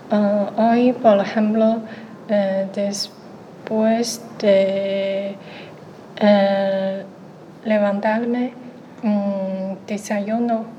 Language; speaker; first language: Spanish; non-native, learner; Chinese